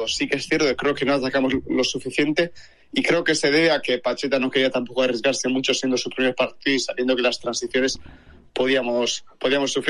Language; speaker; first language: Spanish; native; Spanish